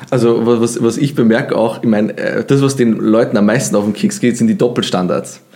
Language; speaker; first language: German; early bilingual, other home language; Bosnian